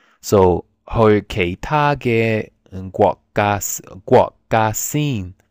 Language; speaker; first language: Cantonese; non-native, fluent; English